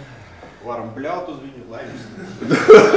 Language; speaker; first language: Latvian; non-native, local second language; Russian